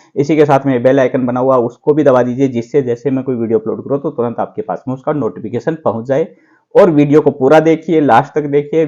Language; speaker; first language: Hindi; native; Hindi